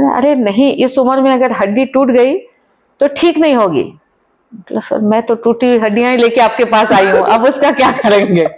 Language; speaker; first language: Hindi; non-native, local second language; Marathi